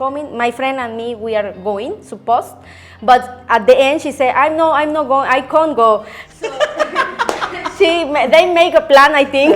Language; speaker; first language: English; non-native, learner; Spanish